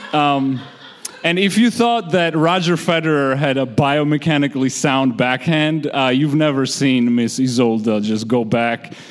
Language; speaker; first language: English; early bilingual, other home language; Georgian